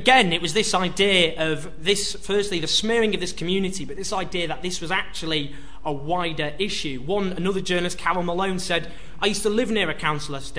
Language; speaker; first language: English; native; English